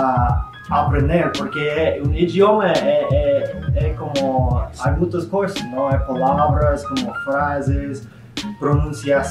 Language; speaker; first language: Portuguese; non-native, learner; English